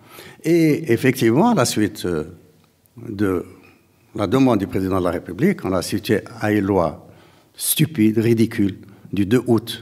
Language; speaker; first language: French; non-native, local second language; Arabic